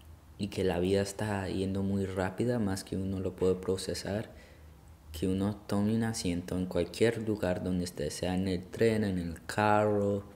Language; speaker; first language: Spanish; early bilingual, heritage; Spanish